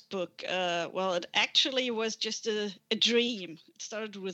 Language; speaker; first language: English; non-native, fluent; German